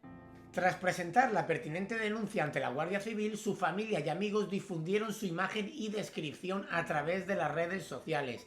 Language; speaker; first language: Spanish; native; Spanish